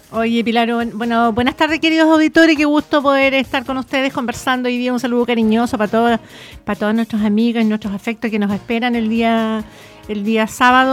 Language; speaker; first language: Spanish; native; Spanish